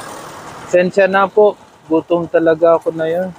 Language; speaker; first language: Filipino; non-native, learner; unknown